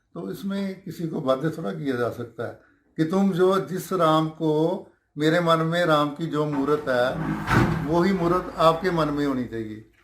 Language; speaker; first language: Hindi; non-native, local second language; Punjabi